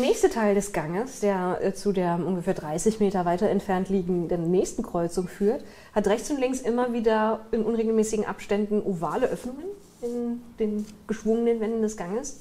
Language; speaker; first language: German; native; German